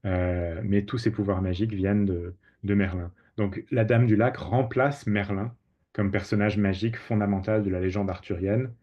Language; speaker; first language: French; native; French